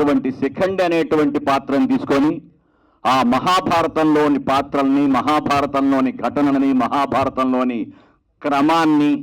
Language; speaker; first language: Telugu; native; Telugu